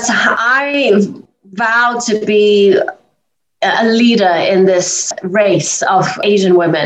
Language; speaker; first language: English; native; English